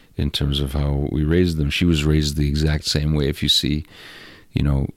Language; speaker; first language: English; early bilingual, other home language; Russian